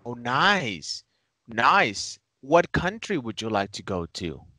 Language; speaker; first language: English; non-native, fluent; Spanish